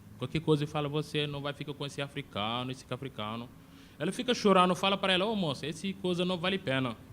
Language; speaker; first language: Portuguese; non-native, learner; Wolof